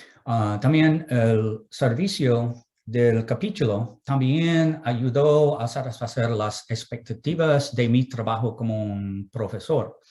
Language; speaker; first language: Spanish; non-native, fluent; English